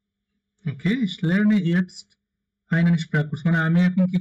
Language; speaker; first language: German; non-native, fluent; Bangla